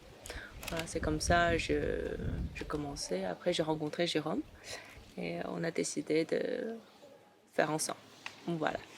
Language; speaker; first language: French; non-native, fluent; Chinese